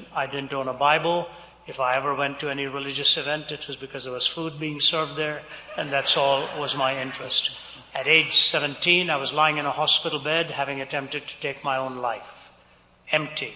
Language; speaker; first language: English; non-native, local second language; Hindi